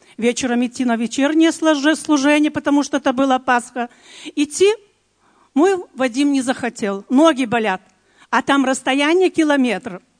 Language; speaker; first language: Russian; native; Russian